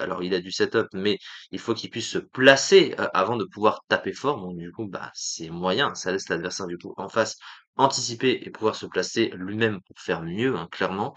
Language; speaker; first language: French; native; French